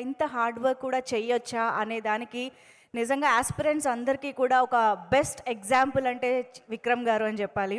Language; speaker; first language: Telugu; native; Telugu